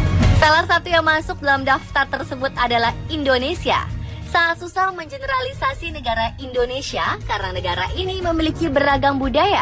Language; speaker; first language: Indonesian; native; Indonesian